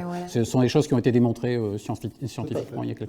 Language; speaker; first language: French; native; French